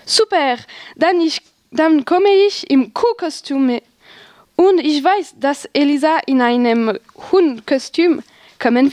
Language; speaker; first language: German; non-native, learner; French